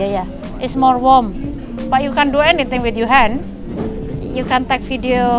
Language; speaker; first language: English; non-native, learner; Indonesian